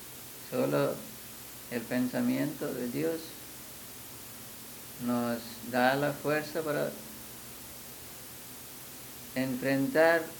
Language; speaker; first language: Spanish; non-native, fluent; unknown